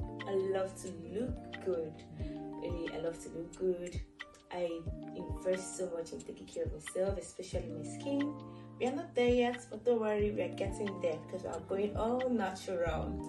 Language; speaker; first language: English; non-native, local second language; Yoruba